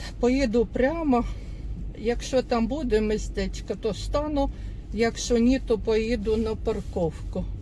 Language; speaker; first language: Ukrainian; non-native, local second language; Russian